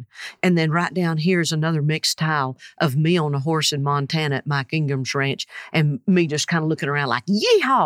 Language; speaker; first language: English; native; English